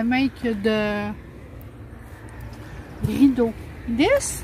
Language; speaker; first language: English; non-native, learner; French